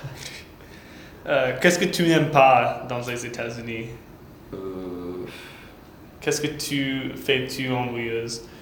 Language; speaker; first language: French; non-native, learner; English